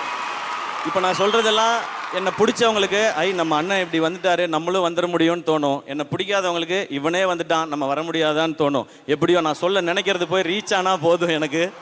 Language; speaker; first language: Tamil; native; Tamil